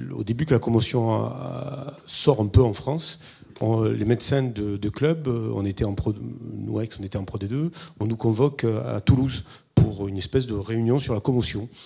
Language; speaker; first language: French; native; French